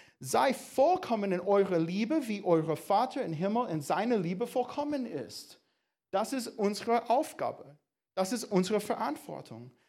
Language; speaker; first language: German; non-native, fluent; English